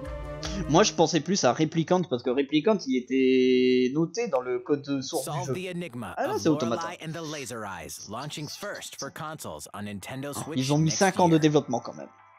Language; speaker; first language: French; native; French